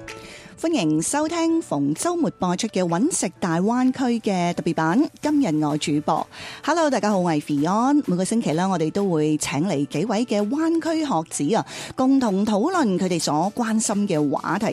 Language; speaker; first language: Chinese; non-native, local second language; Cantonese